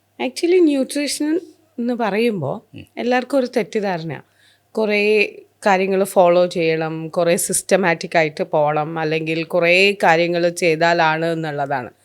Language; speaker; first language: Malayalam; non-native, local second language; Hindi